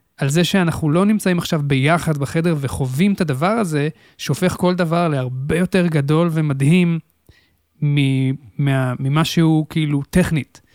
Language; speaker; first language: Hebrew; native; Hebrew